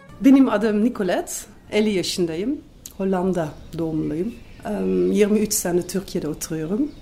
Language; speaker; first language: Turkish; non-native, fluent; Dutch